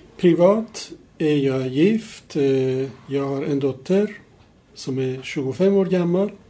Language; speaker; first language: Swedish; non-native, fluent; Persian